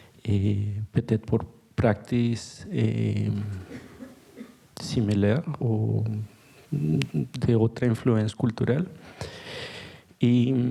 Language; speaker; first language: French; non-native, learner; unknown